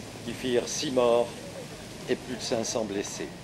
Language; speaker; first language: French; native; French